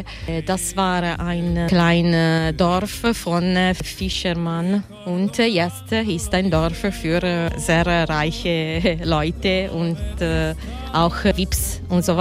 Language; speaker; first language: German; non-native, learner; Italian